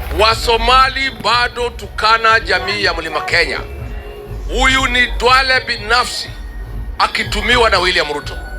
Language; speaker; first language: Swahili; non-native, local second language; Kikuyu